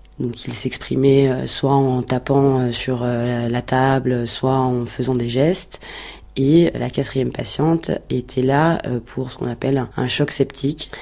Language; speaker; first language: French; native; French